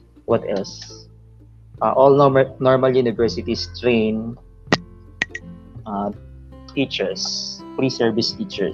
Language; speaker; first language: English; non-native, local second language; Filipino